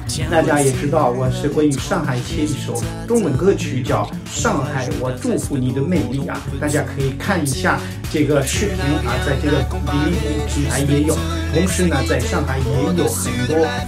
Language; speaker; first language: Chinese; non-native, fluent; French